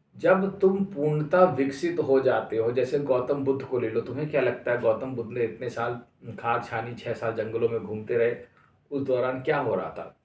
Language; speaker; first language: Hindi; native; Hindi